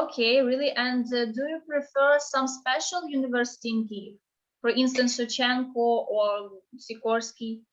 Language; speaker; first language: English; non-native, fluent; Ukrainian